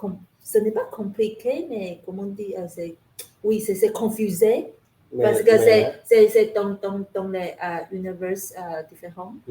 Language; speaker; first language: French; non-native, learner; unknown